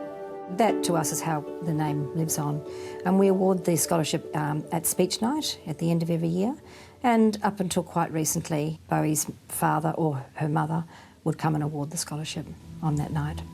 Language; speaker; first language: English; native; English